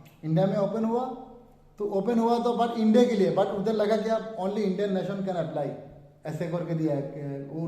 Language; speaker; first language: Hindi; non-native, learner; Bangla